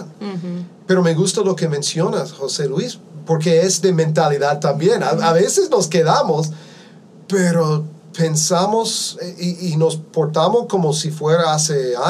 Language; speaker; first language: Spanish; non-native, fluent; English